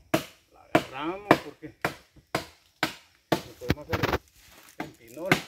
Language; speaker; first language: Spanish; native; Spanish